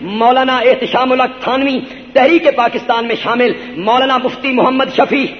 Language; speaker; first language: Urdu; non-native, local second language; Punjabi